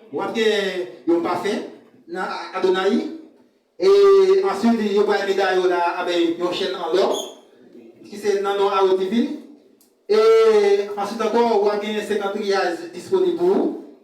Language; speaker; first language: French; non-native, learner; Haitian Creole